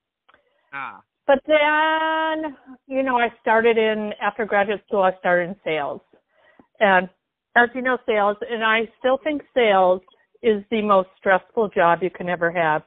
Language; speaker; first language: English; native; English